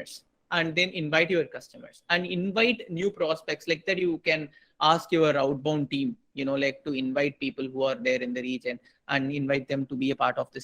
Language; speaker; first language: English; non-native, local second language; Tamil